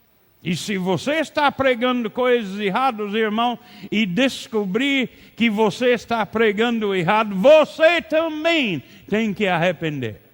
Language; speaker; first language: Portuguese; non-native, learner; English